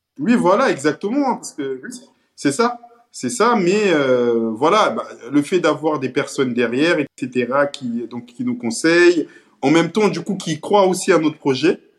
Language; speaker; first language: French; early bilingual, other home language; Kabuverdianu